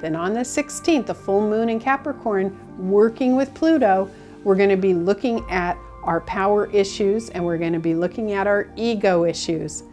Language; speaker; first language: English; native; English